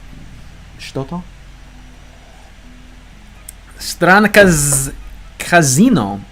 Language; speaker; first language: Russian; non-native, learner; English